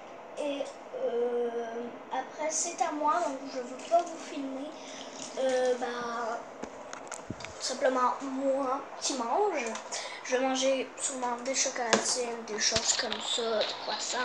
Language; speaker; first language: French; native; French